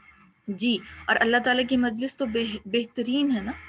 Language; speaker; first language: Urdu; native; Urdu